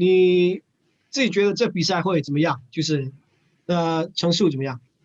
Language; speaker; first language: Chinese; non-native, fluent; English